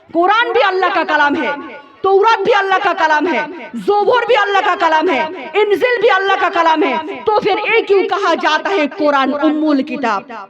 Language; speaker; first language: Urdu; non-native, local second language; Bangla